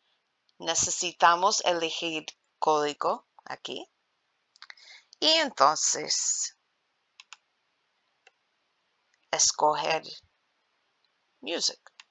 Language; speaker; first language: Spanish; non-native, learner; English